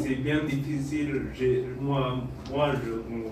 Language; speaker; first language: French; non-native, fluent; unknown